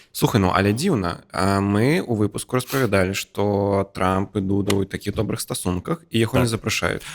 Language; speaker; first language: Belarusian; non-native, local second language; Russian